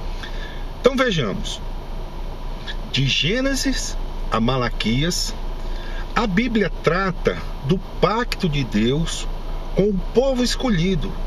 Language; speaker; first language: Portuguese; native; Portuguese